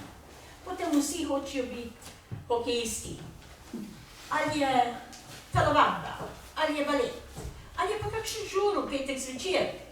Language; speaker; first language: Slovenian; early bilingual, heritage; Slovenian